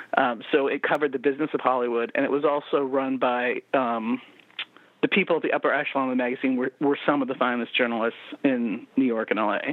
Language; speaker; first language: English; native; English